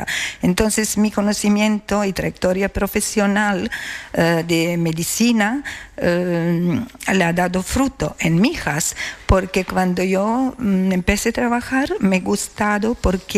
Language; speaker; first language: Spanish; non-native, learner; Croatian